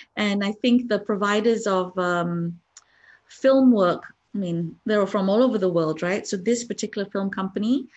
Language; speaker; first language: English; non-native, local second language; Malay